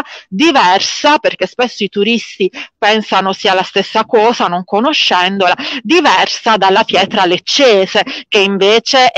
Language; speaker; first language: Italian; native; Italian